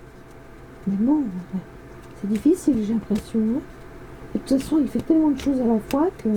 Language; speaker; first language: French; native; French